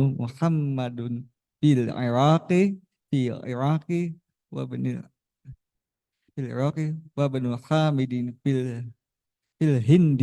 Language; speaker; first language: Arabic; non-native, learner; Indonesian